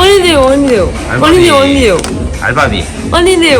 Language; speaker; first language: Korean; non-native, learner; Japanese